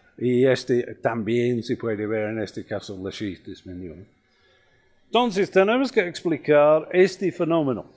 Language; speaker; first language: Spanish; non-native, fluent; English